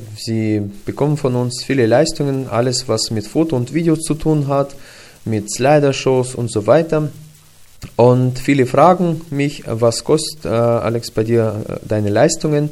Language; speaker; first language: German; non-native, fluent; Russian